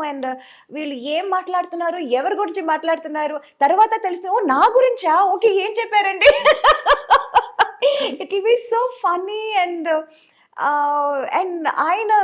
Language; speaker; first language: Telugu; non-native, fluent; Tamil